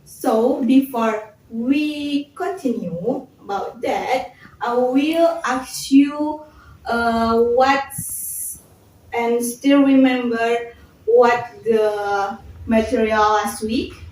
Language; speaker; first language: English; non-native, learner; Indonesian